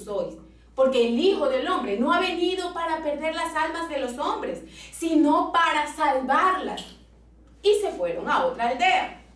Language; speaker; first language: Spanish; native; Spanish